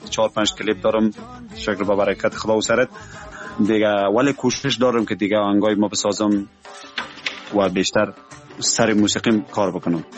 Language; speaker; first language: Persian; native; Persian